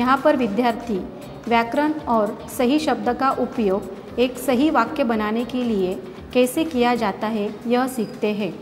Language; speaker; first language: Hindi; non-native, local second language; Marathi